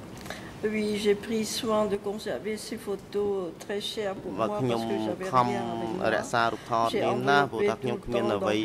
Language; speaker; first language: French; non-native, local second language; Khmer